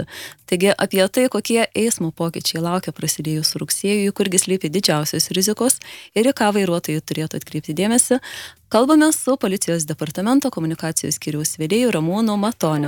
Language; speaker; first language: Lithuanian; native; Lithuanian